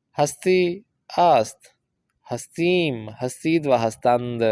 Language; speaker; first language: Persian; non-native, fluent; Urdu